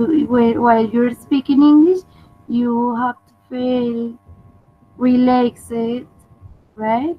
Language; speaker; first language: English; non-native, fluent; Spanish